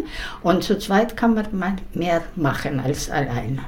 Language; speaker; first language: German; non-native, fluent; Russian